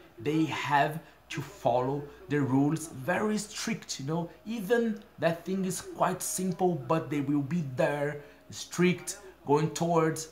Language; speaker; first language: English; non-native, fluent; Portuguese